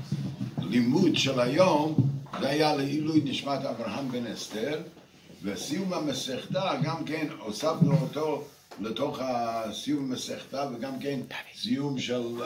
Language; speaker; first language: Hebrew; non-native, fluent; English